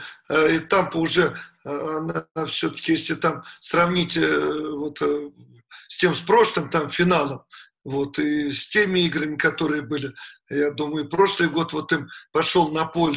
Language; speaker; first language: Russian; native; Russian